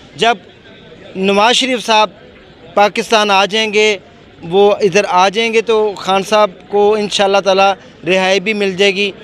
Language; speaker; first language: Urdu; non-native, local second language; Punjabi